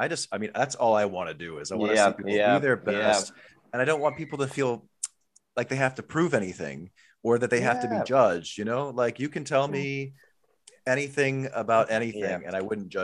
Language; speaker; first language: English; native; English